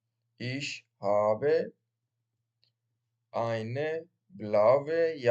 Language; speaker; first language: German; non-native, learner; Baluchi